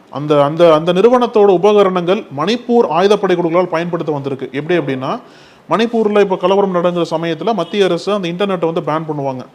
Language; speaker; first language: Tamil; native; Tamil